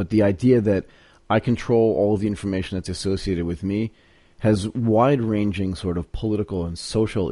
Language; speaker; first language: English; native; English